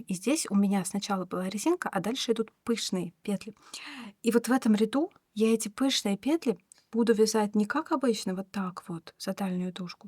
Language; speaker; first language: Russian; native; Russian